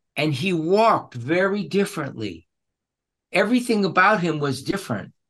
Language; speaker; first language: English; early bilingual, other home language; Spanish